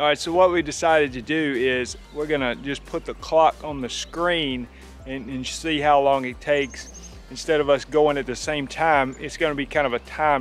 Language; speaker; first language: English; native; English